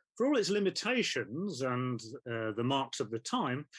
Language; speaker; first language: English; native; English